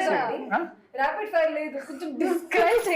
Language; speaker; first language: Telugu; non-native, learner; Hindi